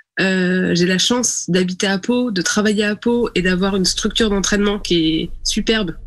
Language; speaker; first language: French; native; French